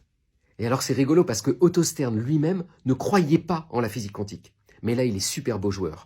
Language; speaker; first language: French; native; French